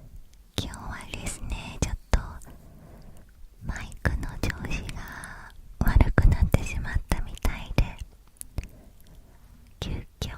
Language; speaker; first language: Japanese; native; Japanese